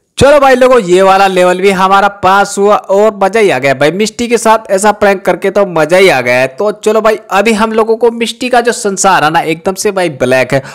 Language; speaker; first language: Hindi; native; Hindi